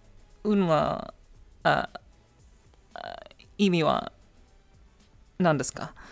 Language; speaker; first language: Japanese; non-native, learner; English